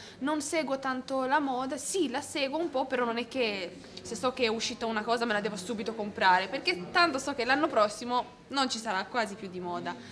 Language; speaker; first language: Italian; non-native, fluent; Romanian